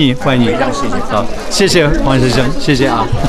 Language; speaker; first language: Chinese; non-native, fluent; English